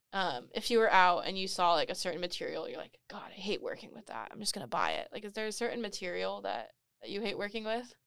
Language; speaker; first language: English; native; English